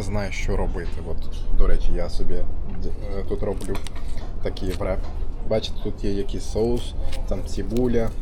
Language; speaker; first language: Ukrainian; non-native, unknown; Turkish